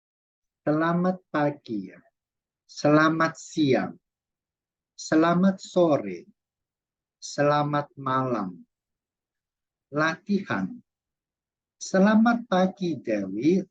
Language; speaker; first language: Indonesian; non-native, fluent; Chinese